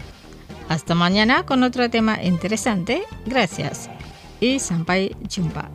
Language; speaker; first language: Spanish; non-native, fluent; Indonesian